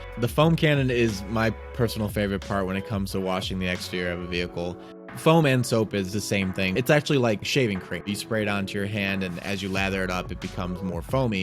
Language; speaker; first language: English; native; English